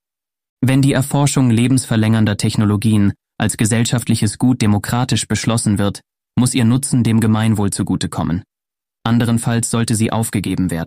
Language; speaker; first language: German; native; German